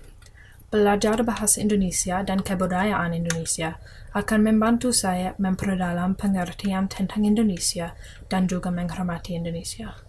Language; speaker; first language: Indonesian; non-native, learner; English